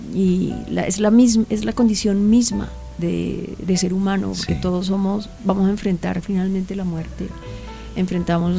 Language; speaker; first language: Spanish; native; Spanish